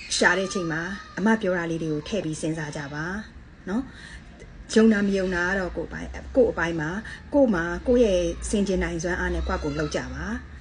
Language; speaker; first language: Burmese; native; Burmese